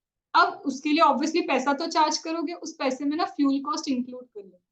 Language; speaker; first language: Hindi; native; Hindi